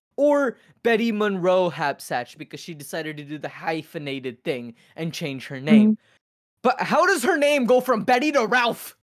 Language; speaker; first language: English; native; English